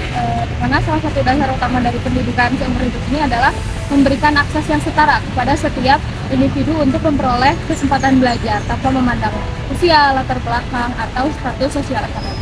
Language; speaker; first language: Indonesian; native; Indonesian